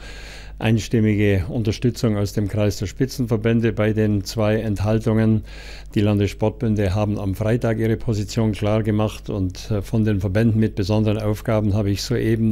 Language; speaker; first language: German; native; German